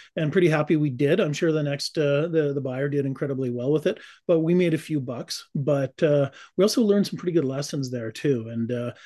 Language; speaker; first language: English; native; English